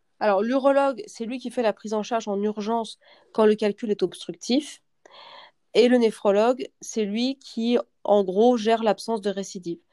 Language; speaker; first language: French; native; French